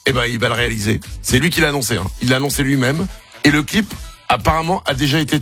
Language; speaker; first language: French; native; French